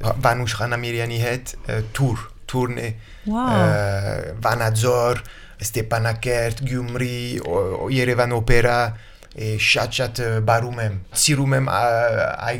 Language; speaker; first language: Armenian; non-native, learner; French